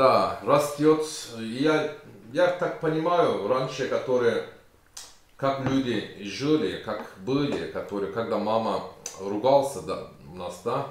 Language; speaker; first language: Russian; non-native, learner; Turkish